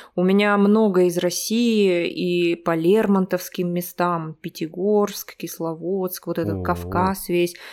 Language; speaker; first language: Russian; native; Russian